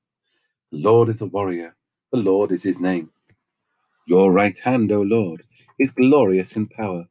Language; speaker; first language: English; native; English